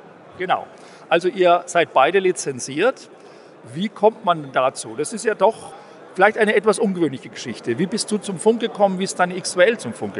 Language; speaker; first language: German; native; German